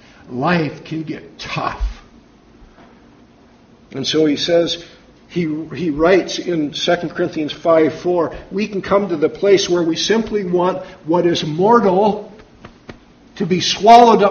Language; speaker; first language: English; native; English